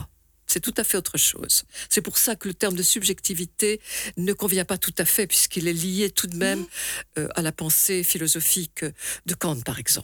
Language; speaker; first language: French; native; French